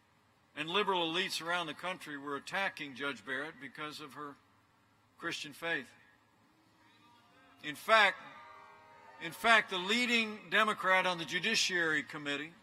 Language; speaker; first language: English; native; English